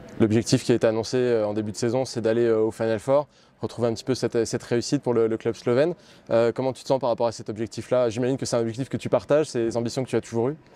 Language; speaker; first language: French; native; French